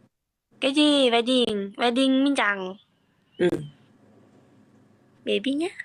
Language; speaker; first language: Vietnamese; non-native, learner; Indonesian